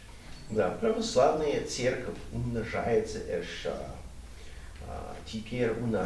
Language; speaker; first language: Russian; non-native, learner; English